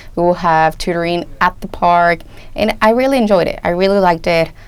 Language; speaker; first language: English; non-native, fluent; Spanish